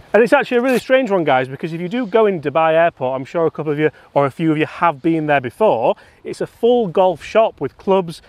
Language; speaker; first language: English; native; English